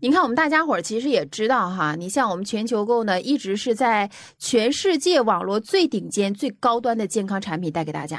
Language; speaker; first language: Chinese; native; Chinese